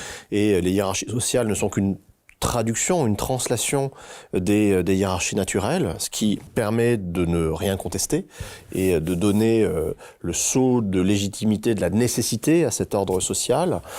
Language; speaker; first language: French; native; French